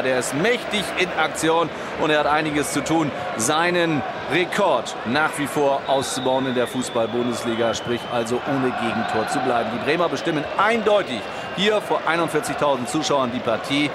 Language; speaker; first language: German; native; German